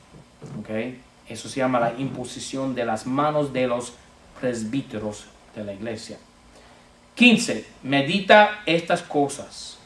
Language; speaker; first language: Spanish; non-native, fluent; English